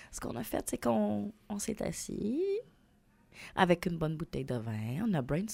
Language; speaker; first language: French; native; French